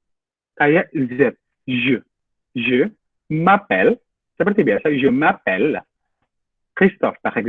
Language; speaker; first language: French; non-native, fluent; Indonesian